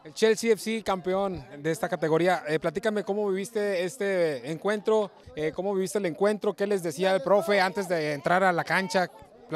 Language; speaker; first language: Spanish; native; Spanish